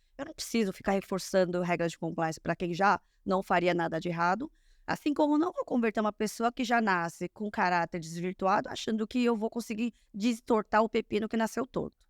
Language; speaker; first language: Portuguese; early bilingual, other home language; Korean